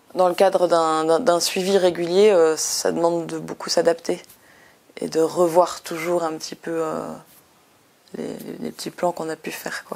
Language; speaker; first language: French; native; French